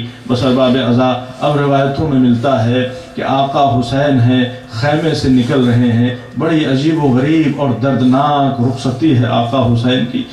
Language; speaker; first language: Urdu; native; Urdu